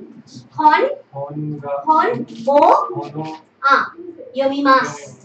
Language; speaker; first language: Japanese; non-native, fluent; Tamil